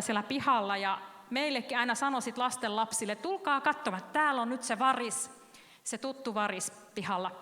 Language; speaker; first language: Finnish; native; Finnish